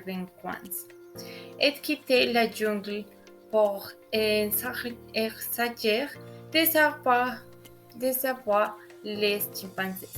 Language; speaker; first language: French; non-native, learner; Spanish